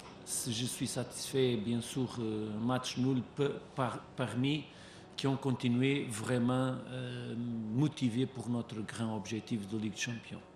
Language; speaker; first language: French; non-native, learner; Portuguese